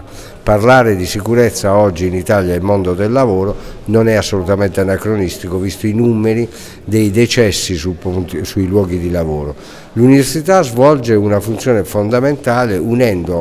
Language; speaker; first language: Italian; native; Italian